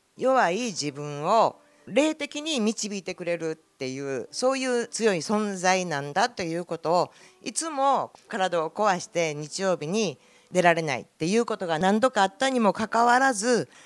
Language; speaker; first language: Japanese; native; Japanese